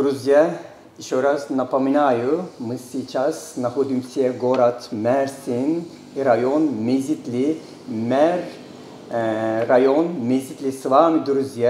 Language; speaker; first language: Russian; non-native, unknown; Turkish